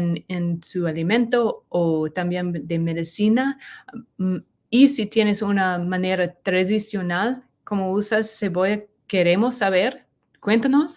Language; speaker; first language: Spanish; non-native, learner; English